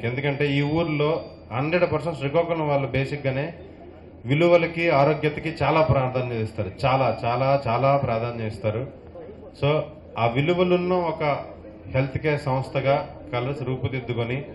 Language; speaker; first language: Telugu; native; Telugu